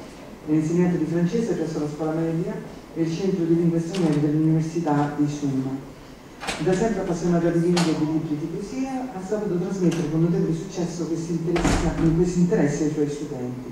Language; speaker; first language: Italian; native; Italian